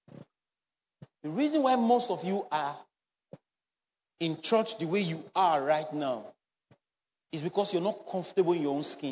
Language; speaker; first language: English; non-native, local second language; Bini